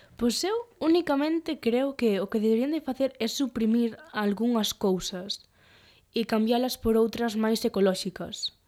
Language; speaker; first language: Galician; non-native, local second language; Spanish